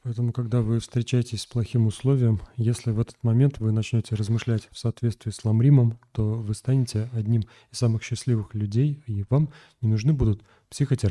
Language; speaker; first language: Russian; native; Russian